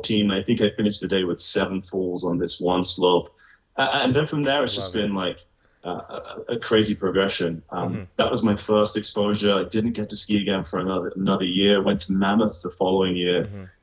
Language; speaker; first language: English; native; English